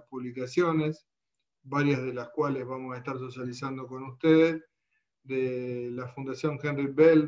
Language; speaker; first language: Spanish; native; Spanish